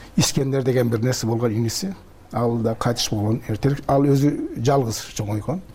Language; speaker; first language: Kyrgyz; early bilingual, heritage; Kyrgyz